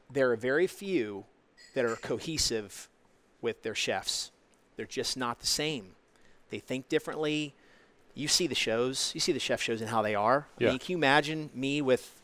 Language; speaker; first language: English; native; English